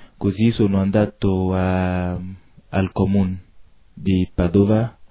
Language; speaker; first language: Italian; non-native, learner; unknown